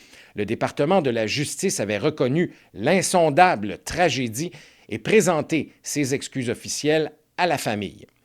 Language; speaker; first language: French; native; French